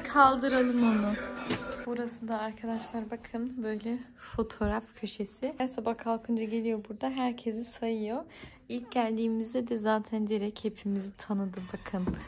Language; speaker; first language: Turkish; early bilingual, heritage; Turkish